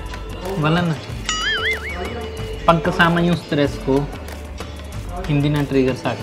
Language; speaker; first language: Filipino; non-native, learner; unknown